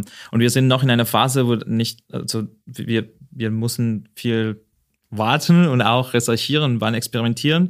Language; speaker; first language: German; non-native, fluent; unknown